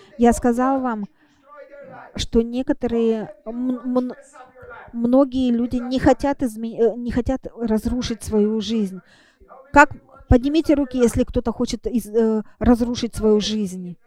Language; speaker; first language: Russian; non-native, fluent; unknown